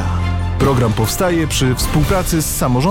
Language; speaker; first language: Polish; native; Polish